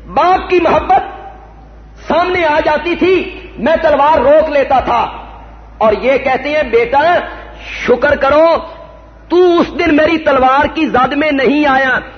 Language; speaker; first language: Urdu; non-native, local second language; Punjabi